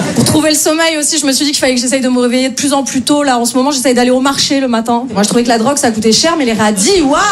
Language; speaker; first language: French; native; French